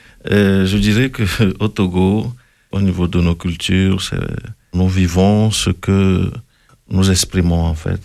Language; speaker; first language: French; non-native, local second language; Ewe